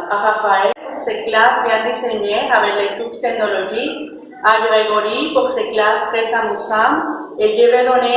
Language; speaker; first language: French; non-native, fluent; Spanish